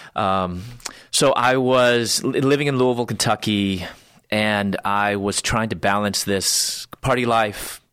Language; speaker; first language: English; native; English